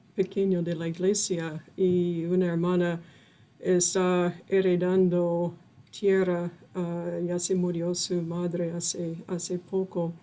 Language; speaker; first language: Spanish; non-native, fluent; English